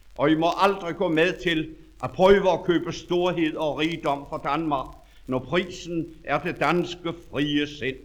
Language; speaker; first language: Danish; native; Danish